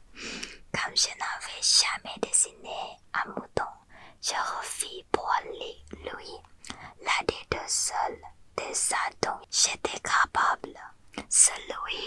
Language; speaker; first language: French; non-native, learner; Thai